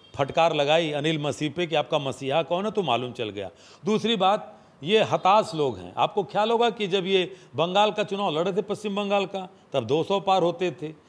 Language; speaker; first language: Hindi; native; Hindi